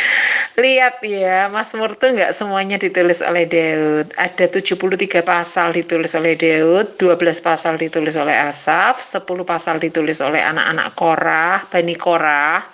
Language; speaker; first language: Indonesian; native; Indonesian